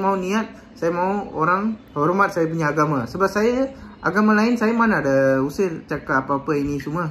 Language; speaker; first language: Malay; non-native, local second language; Tamil